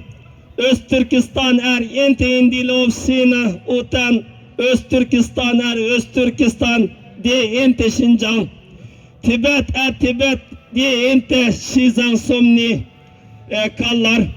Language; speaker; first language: Swedish; non-native, learner; Uyghur